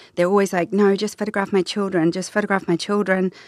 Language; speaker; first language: English; native; English